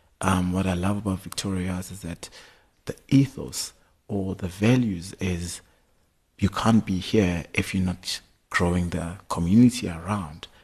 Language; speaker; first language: English; non-native, local second language; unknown